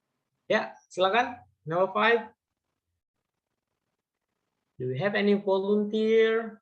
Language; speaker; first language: English; non-native, fluent; Indonesian